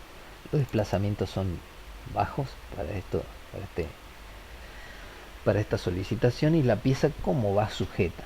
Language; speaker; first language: Spanish; native; Spanish